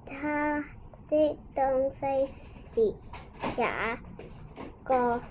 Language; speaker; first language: Chinese; non-native, local second language; Cantonese